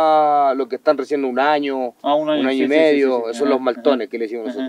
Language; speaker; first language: Spanish; native; Spanish